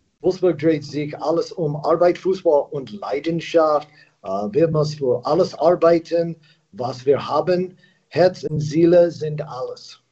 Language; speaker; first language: German; non-native, learner; English